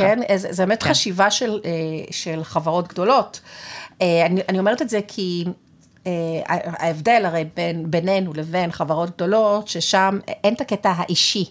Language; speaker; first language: Hebrew; native; Hebrew